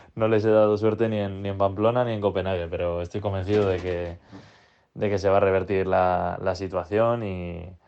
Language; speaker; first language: Spanish; native; Spanish